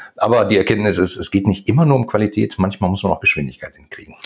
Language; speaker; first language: German; native; German